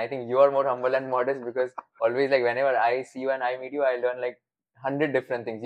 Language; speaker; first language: English; non-native, local second language; Hindi